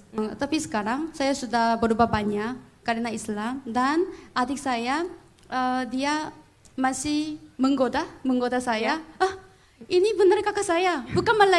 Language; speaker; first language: Indonesian; non-native, fluent; Korean